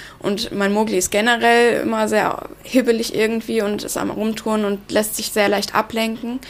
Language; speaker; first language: German; early bilingual, other home language; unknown